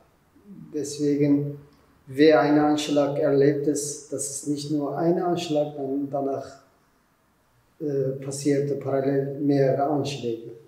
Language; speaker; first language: German; non-native, fluent; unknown